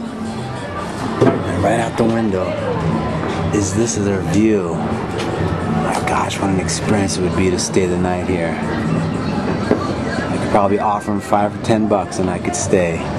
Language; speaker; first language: English; native; English